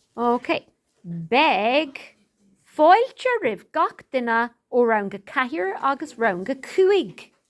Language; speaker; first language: Irish; non-native, local second language; English